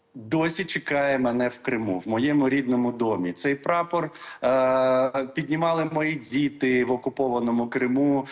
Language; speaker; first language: Ukrainian; non-native, local second language; Crimean Tatar